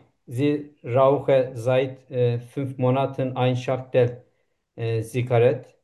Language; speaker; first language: German; non-native, learner; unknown